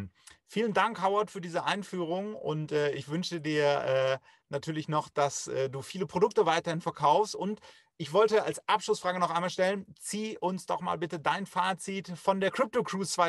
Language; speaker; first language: German; native; German